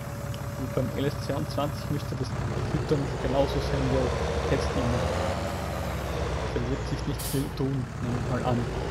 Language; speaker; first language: German; native; German